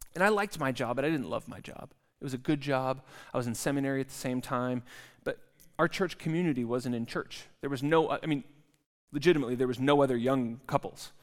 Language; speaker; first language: English; native; English